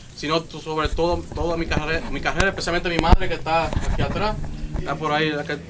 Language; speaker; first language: Spanish; early bilingual, heritage; Spanish